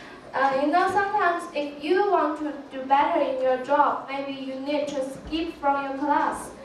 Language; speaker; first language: English; non-native, learner; Chinese